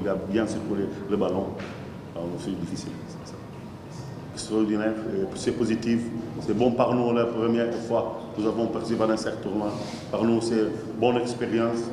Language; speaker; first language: French; non-native, learner; Kabuverdianu